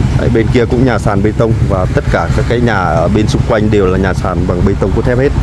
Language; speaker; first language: Vietnamese; non-native, local second language; Iu Mien